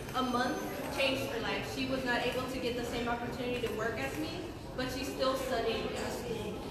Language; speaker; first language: English; early bilingual, other home language; Spanish